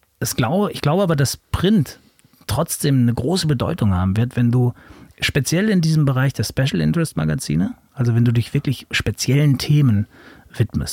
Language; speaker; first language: German; native; German